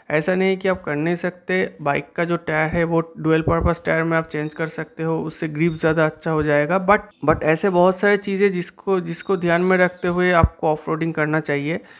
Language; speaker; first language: Hindi; non-native, local second language; Bangla